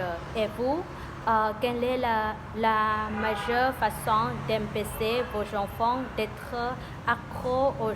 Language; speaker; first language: French; non-native, learner; Vietnamese